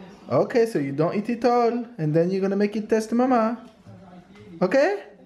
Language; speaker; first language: English; non-native, fluent; French